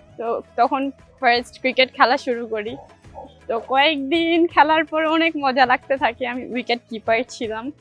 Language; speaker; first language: Bangla; early bilingual, other home language; Japanese